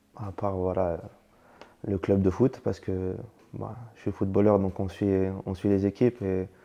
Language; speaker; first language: French; native; French